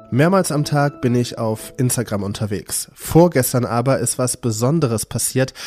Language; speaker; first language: German; native; German